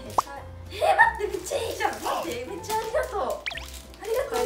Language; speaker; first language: Japanese; native; Japanese